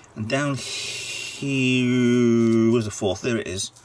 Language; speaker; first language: English; native; English